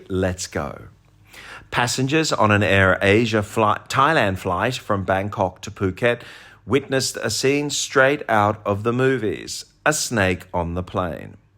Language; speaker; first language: English; native; English